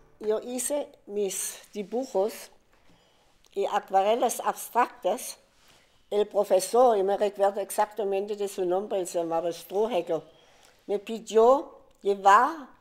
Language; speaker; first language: Spanish; non-native, fluent; German